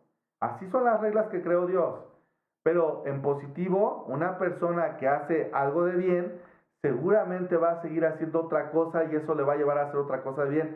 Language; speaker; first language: Spanish; native; Spanish